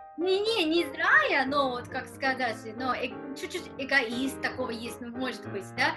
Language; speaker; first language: Russian; non-native, learner; Japanese